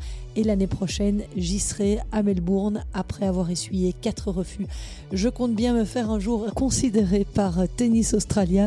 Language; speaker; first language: French; native; French